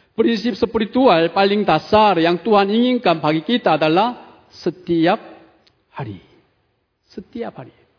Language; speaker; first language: Indonesian; non-native, fluent; Korean